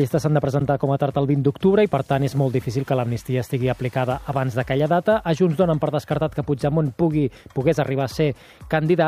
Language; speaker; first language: Catalan; native; Catalan